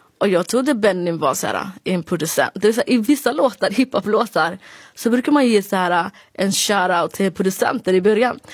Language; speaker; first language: Swedish; early bilingual, other home language; Somali